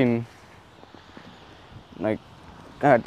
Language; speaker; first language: English; native; English